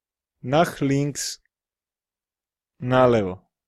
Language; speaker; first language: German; non-native, fluent; Serbian